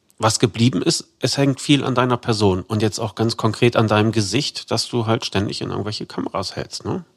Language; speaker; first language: German; native; German